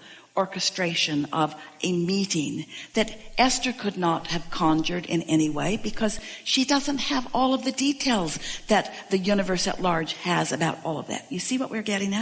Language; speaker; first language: English; native; English